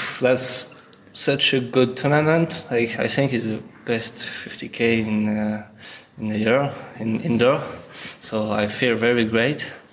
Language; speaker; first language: English; non-native, learner; French